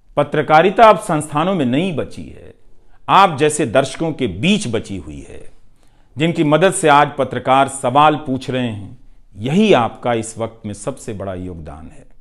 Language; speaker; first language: Hindi; non-native, local second language; Bhojpuri